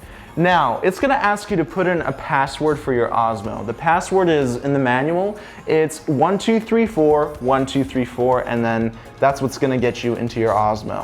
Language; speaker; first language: English; native; English